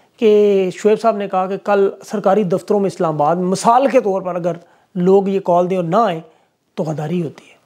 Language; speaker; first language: Urdu; native; Urdu